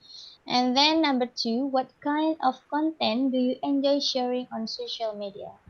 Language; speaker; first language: English; non-native, learner; Indonesian